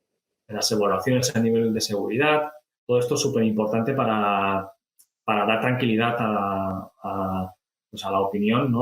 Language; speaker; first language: Spanish; native; Spanish